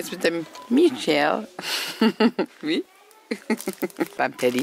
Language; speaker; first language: German; native; German